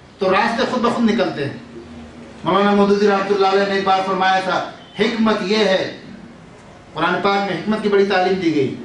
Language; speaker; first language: Urdu; native; Urdu